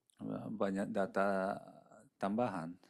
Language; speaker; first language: Indonesian; non-native, fluent; Japanese